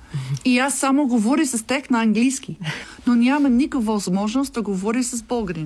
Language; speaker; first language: Bulgarian; non-native, learner; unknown